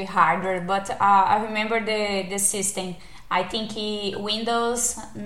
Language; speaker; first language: English; non-native, learner; Portuguese